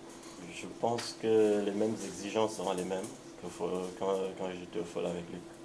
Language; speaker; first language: French; non-native, local second language; Luxembourgish